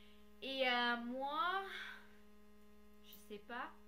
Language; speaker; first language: French; non-native, learner; English